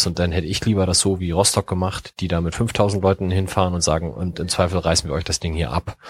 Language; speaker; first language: German; native; German